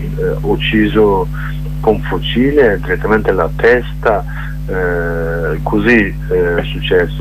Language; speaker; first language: Italian; non-native, learner; Kurdish